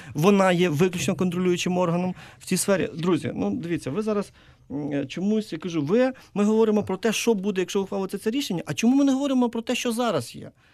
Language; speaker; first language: Ukrainian; native; Ukrainian